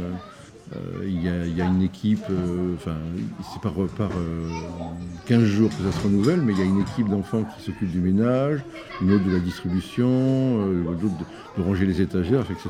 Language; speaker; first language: French; native; French